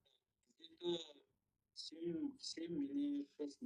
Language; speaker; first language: Russian; non-native, learner; Kyrgyz